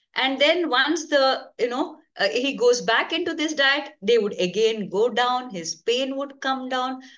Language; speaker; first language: English; non-native, local second language; Konkani